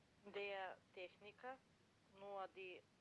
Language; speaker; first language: German; non-native, learner; Macedonian